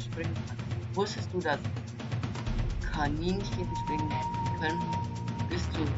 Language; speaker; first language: German; native; German